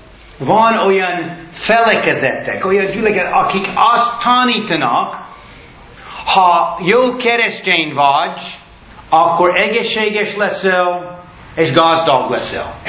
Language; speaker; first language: Hungarian; non-native, learner; English